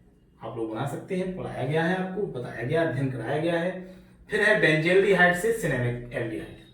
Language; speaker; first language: Hindi; native; Hindi